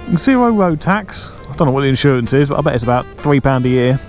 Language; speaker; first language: English; native; English